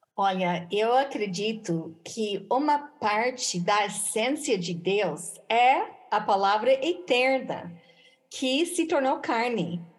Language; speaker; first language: Portuguese; non-native, fluent; English